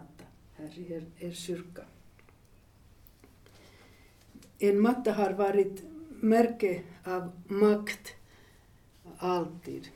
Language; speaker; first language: Swedish; non-native, fluent; Finnish